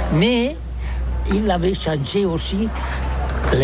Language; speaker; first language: French; non-native, learner; Catalan